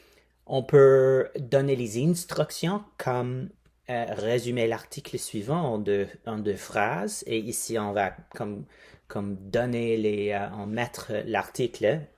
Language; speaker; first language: French; non-native, fluent; English